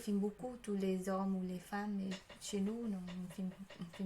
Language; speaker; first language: French; non-native, learner; Khmer